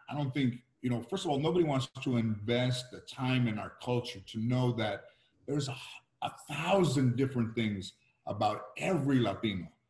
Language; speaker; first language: English; early bilingual, other home language; Spanish